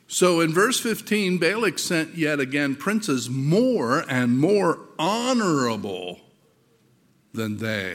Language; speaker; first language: English; native; English